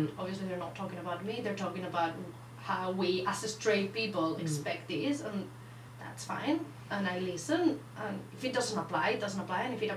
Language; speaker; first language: English; non-native, fluent; Spanish